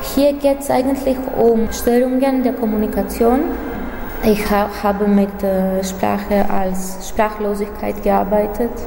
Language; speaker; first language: German; non-native, fluent; Greek